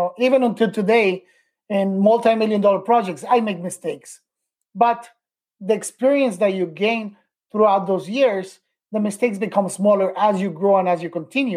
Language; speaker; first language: English; native; English